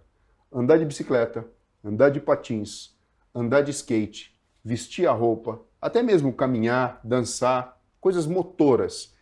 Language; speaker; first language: Portuguese; native; Portuguese